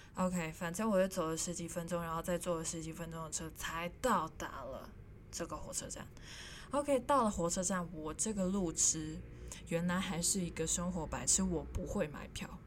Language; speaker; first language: Chinese; non-native, local second language; Cantonese